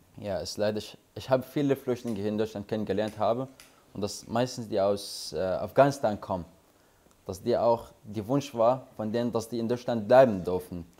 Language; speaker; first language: German; non-native, learner; Arabic